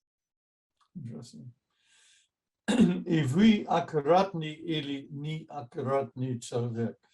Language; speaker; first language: Russian; non-native, fluent; English